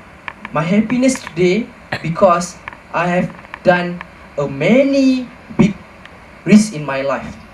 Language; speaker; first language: English; non-native, local second language; Malay